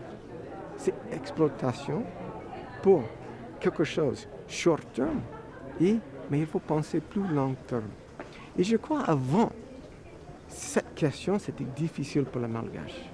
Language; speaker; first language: French; non-native, fluent; English